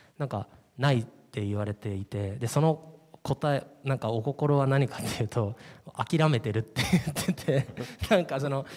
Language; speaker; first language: Japanese; native; Japanese